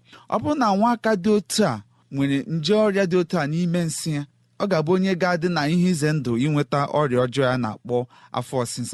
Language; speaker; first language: Igbo; native; Igbo